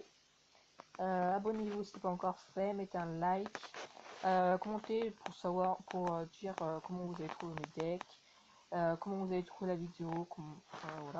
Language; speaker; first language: French; native; French